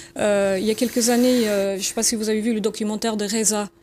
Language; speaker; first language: French; non-native, fluent; English